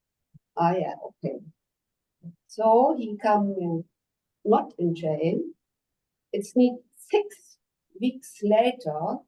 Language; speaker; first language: English; non-native, learner; German